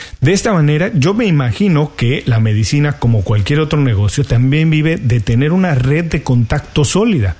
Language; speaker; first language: Spanish; native; Spanish